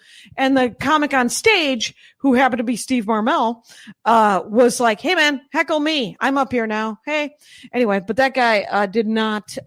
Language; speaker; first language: English; native; English